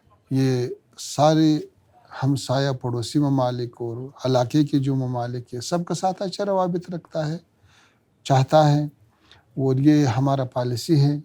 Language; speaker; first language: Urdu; non-native, learner; Pashto